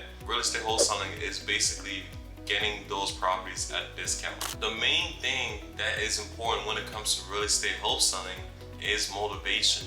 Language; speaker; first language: English; native; English